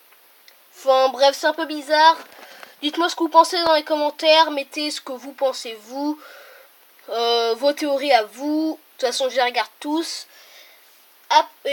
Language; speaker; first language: French; native; French